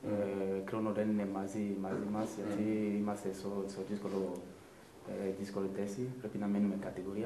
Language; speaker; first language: Greek; non-native, fluent; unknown